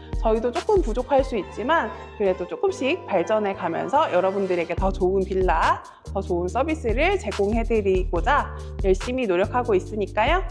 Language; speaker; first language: Korean; native; Korean